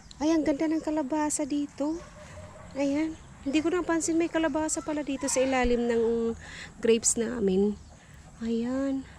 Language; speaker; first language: Filipino; non-native, local second language; Iloko